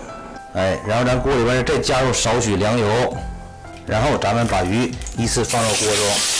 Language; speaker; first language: Chinese; native; Chinese